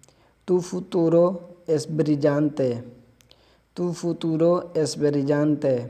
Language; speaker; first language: Spanish; non-native, fluent; Urdu